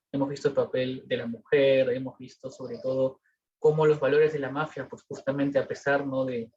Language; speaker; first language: Spanish; native; Spanish